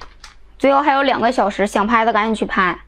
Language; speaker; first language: Chinese; native; Chinese